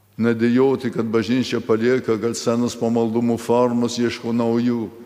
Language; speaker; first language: Lithuanian; early bilingual, heritage; Lithuanian